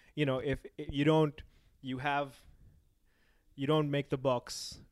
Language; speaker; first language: English; non-native, local second language; Urdu